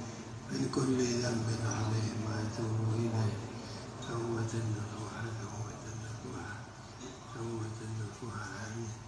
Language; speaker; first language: Arabic; non-native, fluent; Indonesian